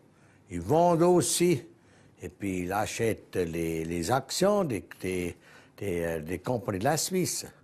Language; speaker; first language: French; non-native, local second language; German